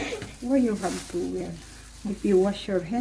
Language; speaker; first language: English; non-native, local second language; Filipino